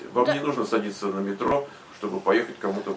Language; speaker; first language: Russian; native; Russian